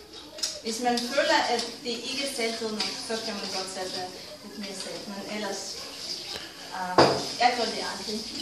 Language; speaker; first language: Danish; non-native, fluent; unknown